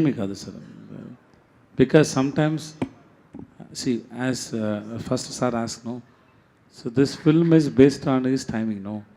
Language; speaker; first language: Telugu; non-native, learner; Tamil